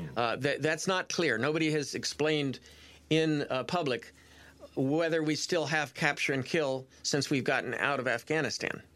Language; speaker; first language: English; native; English